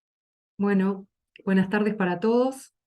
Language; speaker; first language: Spanish; native; Spanish